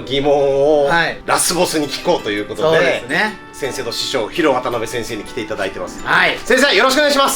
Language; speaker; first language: Japanese; native; Japanese